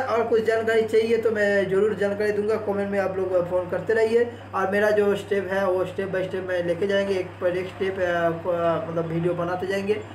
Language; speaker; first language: Hindi; non-native, local second language; Kannada